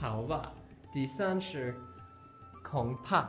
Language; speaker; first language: Chinese; non-native, learner; English